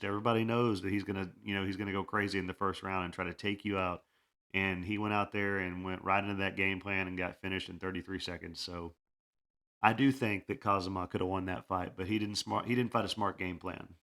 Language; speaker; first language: English; native; English